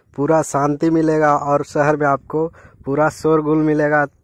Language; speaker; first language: Hindi; native; Hindi